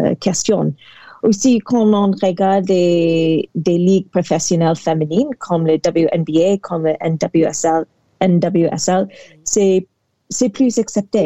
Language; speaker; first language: French; non-native, learner; English